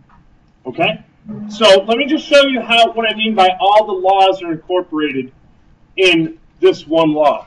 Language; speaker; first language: English; native; English